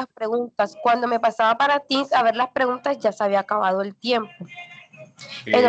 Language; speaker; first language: Spanish; native; Spanish